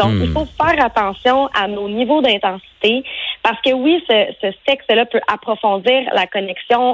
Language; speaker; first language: French; native; French